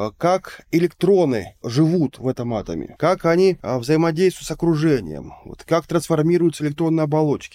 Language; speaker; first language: Russian; native; Russian